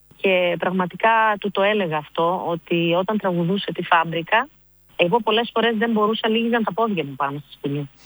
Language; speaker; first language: Greek; early bilingual, heritage; Greek